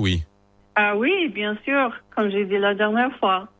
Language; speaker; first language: French; non-native, learner; English